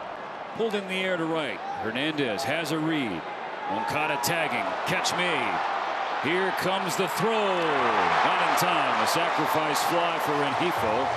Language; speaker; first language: English; native; English